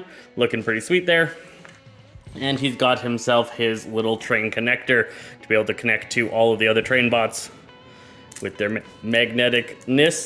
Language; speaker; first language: English; native; English